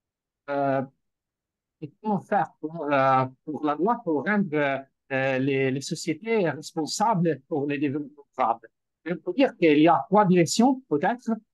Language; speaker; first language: French; non-native, fluent; Italian